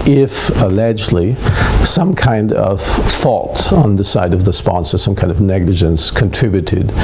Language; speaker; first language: English; non-native, fluent; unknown